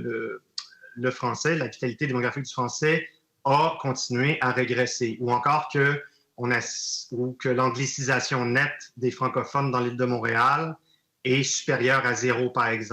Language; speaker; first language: French; native; French